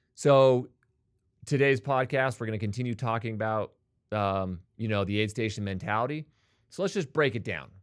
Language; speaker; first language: English; native; English